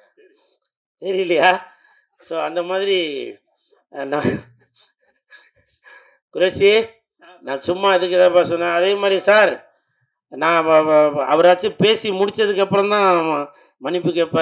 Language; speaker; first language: Tamil; native; Tamil